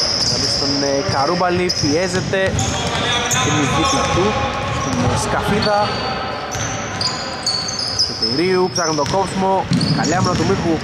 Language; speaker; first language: Greek; native; Greek